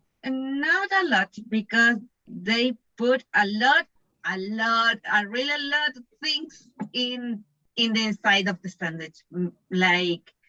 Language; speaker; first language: English; non-native, learner; Spanish